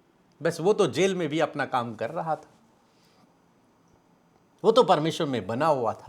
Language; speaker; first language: Hindi; native; Hindi